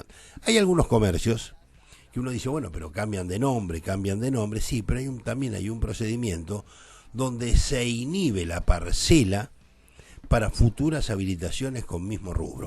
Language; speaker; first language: Spanish; native; Spanish